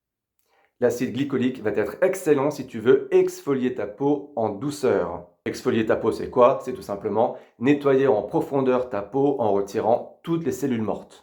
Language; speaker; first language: French; native; French